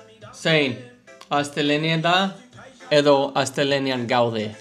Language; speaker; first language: Basque; non-native, learner; English